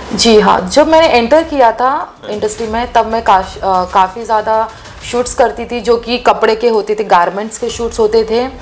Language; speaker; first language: Hindi; early bilingual, other home language; Nepali